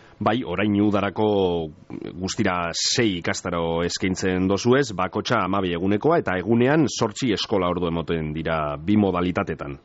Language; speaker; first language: Basque; native; Basque